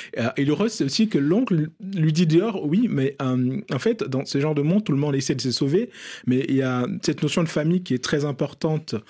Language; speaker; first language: French; non-native, local second language; Bambara